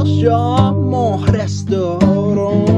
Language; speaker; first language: French; non-native, learner; English